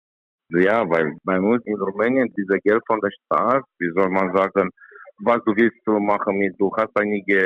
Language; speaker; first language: German; non-native, learner; Romanian